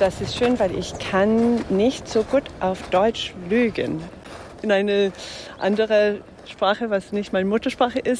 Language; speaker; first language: German; non-native, fluent; English